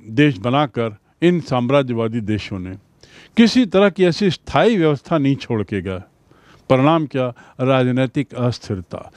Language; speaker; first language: Hindi; native; Hindi